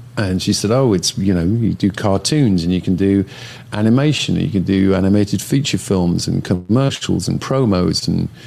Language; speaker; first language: English; native; English